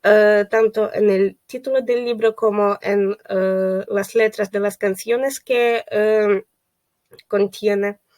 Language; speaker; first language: Spanish; non-native, fluent; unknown